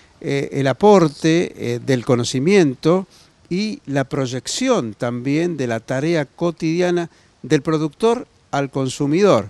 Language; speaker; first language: Spanish; native; Spanish